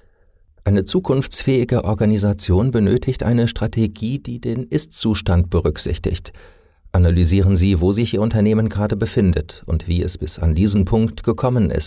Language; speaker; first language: German; native; German